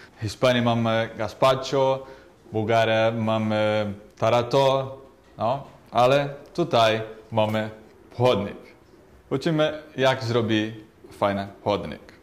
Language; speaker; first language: Polish; non-native, learner; Portuguese